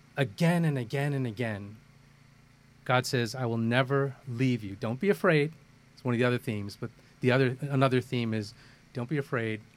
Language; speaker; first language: English; early bilingual, other home language; Malayalam